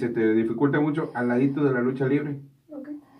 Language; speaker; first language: Spanish; native; Spanish